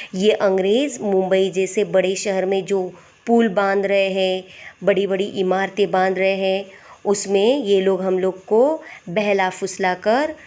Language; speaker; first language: Hindi; non-native, local second language; Marathi